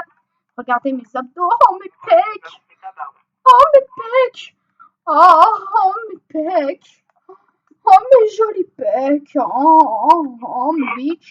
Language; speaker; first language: French; native; French